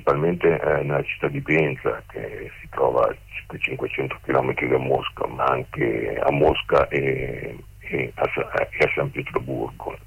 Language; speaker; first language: Italian; native; Italian